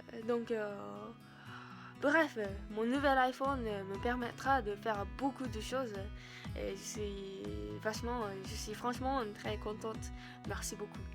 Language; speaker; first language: French; non-native, learner; Japanese